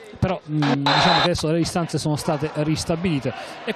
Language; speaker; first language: Italian; native; Italian